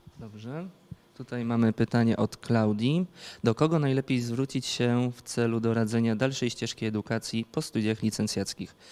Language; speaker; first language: Polish; native; Polish